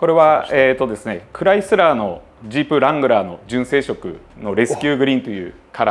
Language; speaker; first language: Japanese; native; Japanese